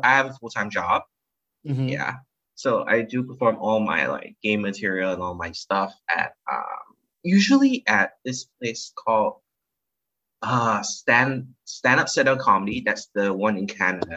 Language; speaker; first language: English; non-native, local second language; Chinese